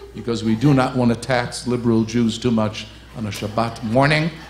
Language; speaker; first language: English; native; English